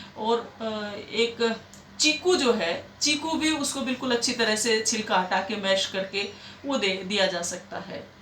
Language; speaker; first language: Hindi; native; Hindi